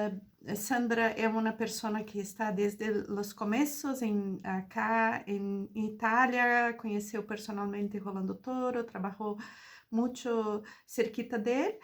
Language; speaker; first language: Spanish; non-native, fluent; Portuguese